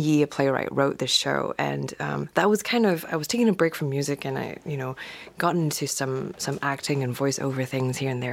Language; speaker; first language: English; non-native, local second language; Cantonese